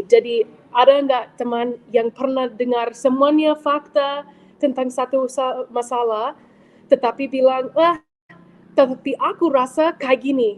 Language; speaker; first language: Indonesian; non-native, fluent; English